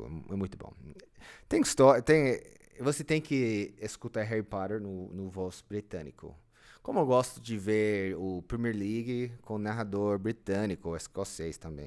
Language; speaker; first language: Portuguese; non-native, fluent; English